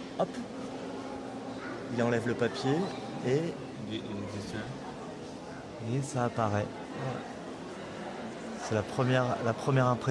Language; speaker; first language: French; native; French